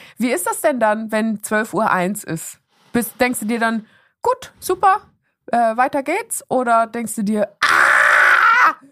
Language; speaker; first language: German; native; German